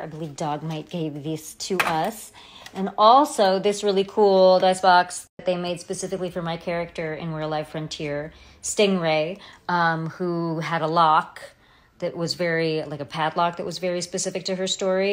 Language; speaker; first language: English; native; English